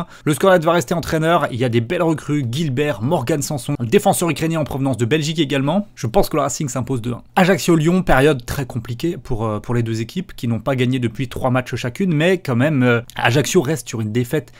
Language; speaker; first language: French; native; French